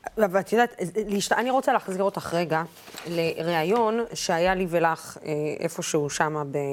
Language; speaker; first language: Hebrew; non-native, local second language; Arabic